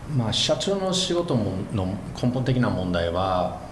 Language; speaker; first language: Japanese; non-native, fluent; English